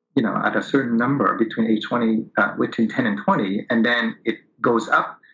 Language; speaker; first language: English; early bilingual, other home language; Vietnamese